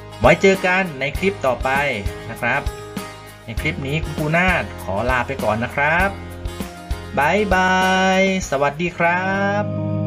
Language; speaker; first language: Thai; native; Thai